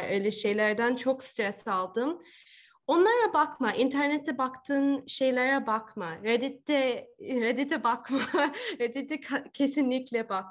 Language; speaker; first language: Turkish; early bilingual, heritage; Turkish